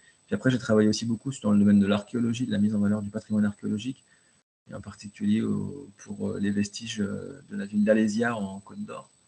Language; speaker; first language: French; native; French